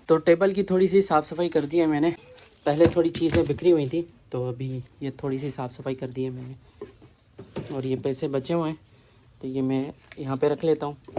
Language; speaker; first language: Urdu; non-native, local second language; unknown